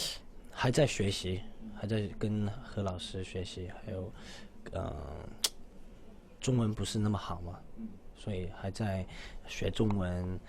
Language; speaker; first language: Chinese; non-native, local second language; Cantonese